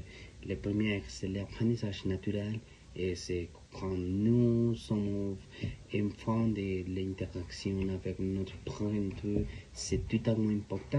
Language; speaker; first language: French; non-native, learner; Spanish